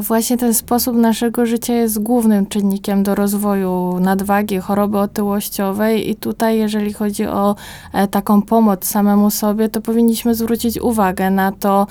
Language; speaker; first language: Polish; native; Polish